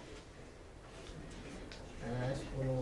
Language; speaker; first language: Arabic; non-native, learner; Bosnian